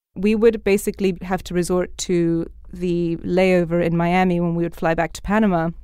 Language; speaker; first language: English; early bilingual, other home language; Spanish